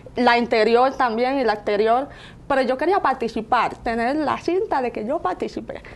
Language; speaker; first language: Spanish; native; Spanish